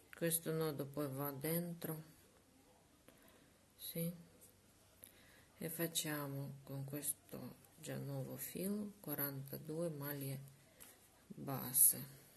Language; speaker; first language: Italian; non-native, learner; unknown